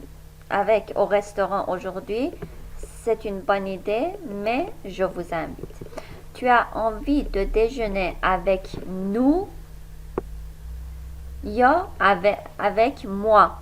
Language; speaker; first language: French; non-native, fluent; Persian